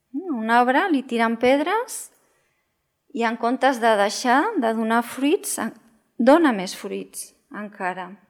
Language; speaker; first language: Catalan; non-native, local second language; Spanish